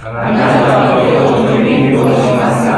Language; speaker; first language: Japanese; non-native, learner; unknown